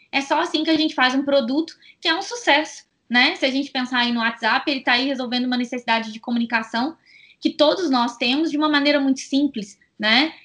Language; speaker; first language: Portuguese; native; Portuguese